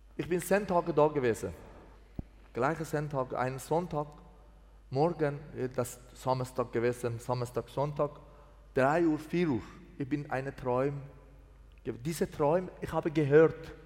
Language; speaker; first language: German; non-native, learner; Persian